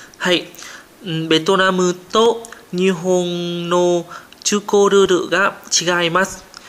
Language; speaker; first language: Japanese; non-native, learner; Vietnamese